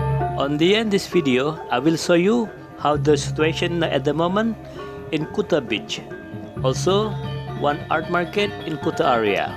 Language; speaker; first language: English; non-native, local second language; Indonesian